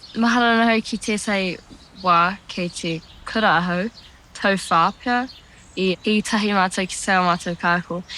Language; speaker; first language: Māori; native; Māori